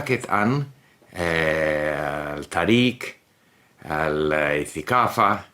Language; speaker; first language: Arabic; non-native, learner; English